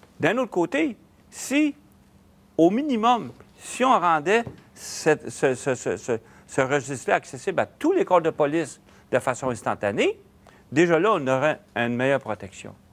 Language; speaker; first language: French; native; French